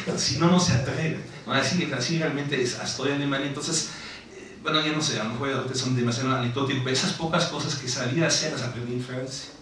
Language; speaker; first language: Spanish; non-native, fluent; German